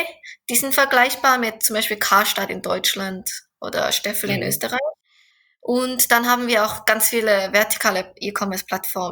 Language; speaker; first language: German; non-native, fluent; Korean